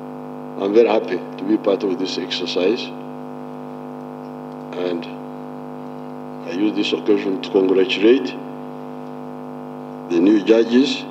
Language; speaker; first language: English; non-native, local second language; Nyankole